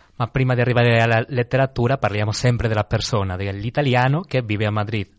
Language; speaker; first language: Italian; non-native, fluent; Spanish